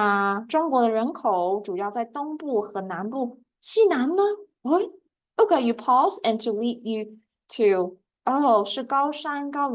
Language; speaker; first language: Chinese; non-native, fluent; English